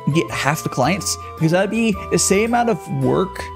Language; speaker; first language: English; native; English